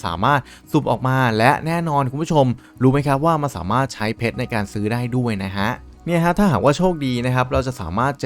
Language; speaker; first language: Thai; native; Thai